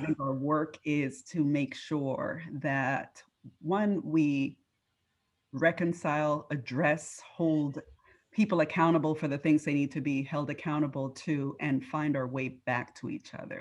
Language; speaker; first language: English; non-native, fluent; Spanish